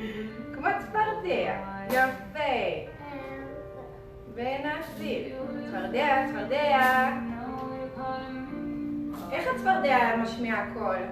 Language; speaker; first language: Hebrew; native; Hebrew